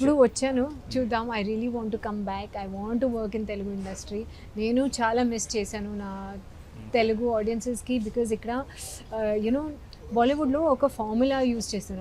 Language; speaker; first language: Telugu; non-native, learner; Hindi